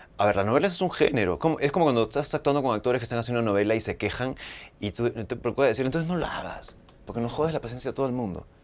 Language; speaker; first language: Spanish; native; Spanish